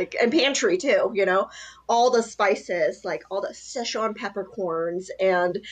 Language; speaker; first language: English; early bilingual, other home language; Chinese